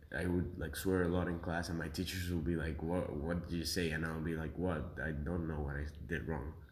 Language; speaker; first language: English; early bilingual, other home language; Spanish